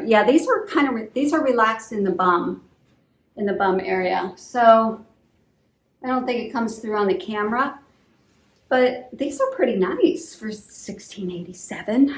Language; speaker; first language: English; native; English